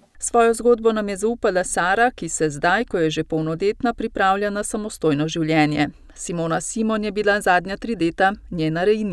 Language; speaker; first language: Slovenian; native; Slovenian